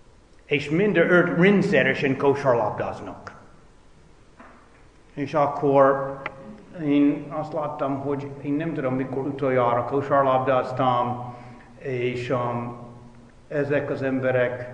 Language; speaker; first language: Hungarian; non-native, fluent; English